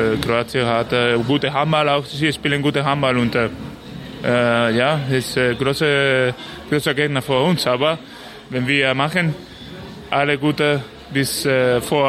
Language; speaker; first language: German; non-native, learner; Spanish